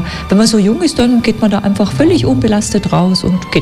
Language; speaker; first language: German; native; German